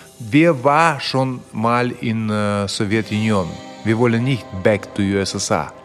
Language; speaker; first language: German; non-native, fluent; Russian